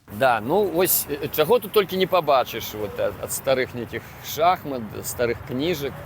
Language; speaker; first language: Belarusian; native; Belarusian